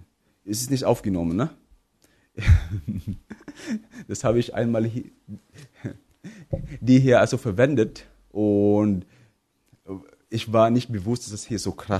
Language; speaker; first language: German; non-native, fluent; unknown